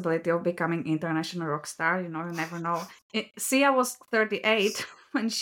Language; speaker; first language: English; non-native, fluent; Czech